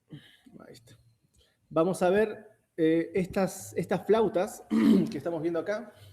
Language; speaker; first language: Spanish; native; Spanish